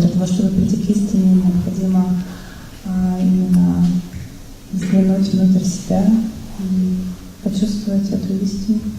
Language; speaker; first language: Russian; native; Russian